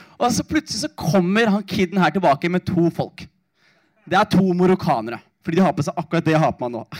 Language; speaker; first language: Norwegian; early bilingual, other home language; Somali